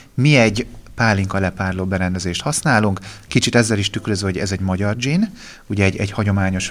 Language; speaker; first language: Hungarian; native; Hungarian